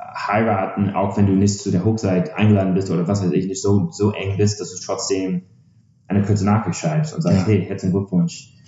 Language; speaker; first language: German; non-native, fluent; English